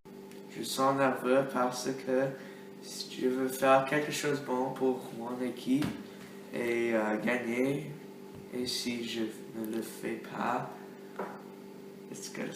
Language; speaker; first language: French; non-native, learner; English